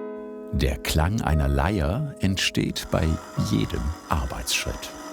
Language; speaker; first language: German; native; German